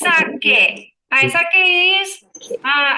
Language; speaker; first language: English; non-native, learner; Japanese